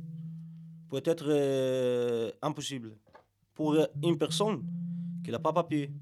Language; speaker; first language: French; non-native, learner; Arabic